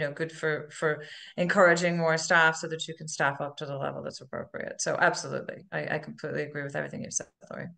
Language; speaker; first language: English; native; English